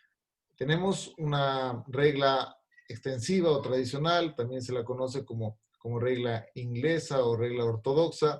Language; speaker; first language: Spanish; native; Spanish